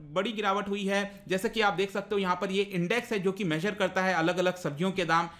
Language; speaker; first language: Hindi; native; Hindi